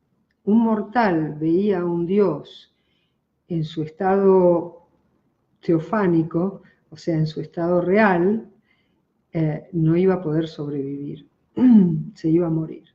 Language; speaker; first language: Spanish; native; Spanish